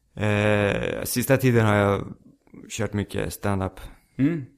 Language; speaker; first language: Swedish; native; Swedish